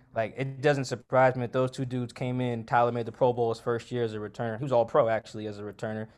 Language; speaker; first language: English; native; English